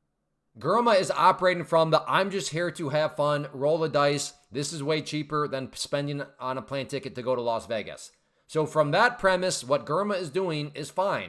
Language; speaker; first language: English; native; English